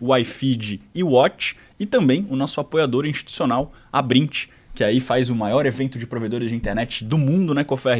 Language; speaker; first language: Portuguese; native; Portuguese